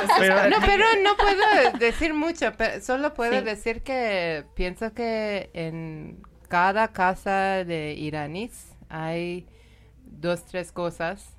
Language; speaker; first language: Spanish; non-native, learner; Persian